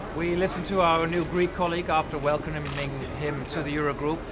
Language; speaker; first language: English; non-native, fluent; Dutch